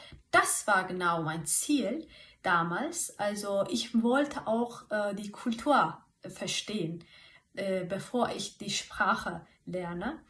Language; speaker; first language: German; non-native, fluent; Turkish